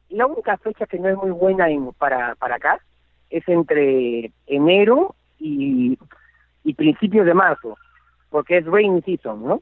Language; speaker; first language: Spanish; native; Spanish